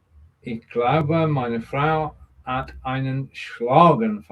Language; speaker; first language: German; non-native, learner; English